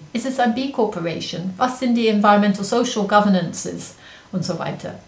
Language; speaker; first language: German; non-native, fluent; English